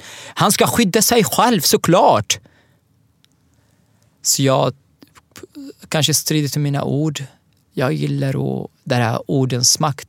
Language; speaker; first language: Swedish; non-native, learner; Arabic